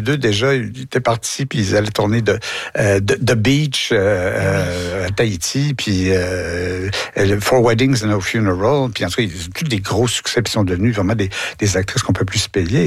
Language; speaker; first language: French; native; French